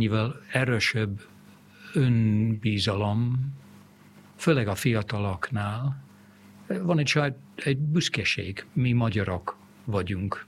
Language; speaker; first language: Hungarian; early bilingual, heritage; English